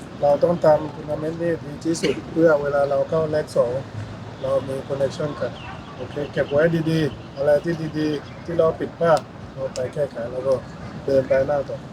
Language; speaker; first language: Thai; non-native, learner; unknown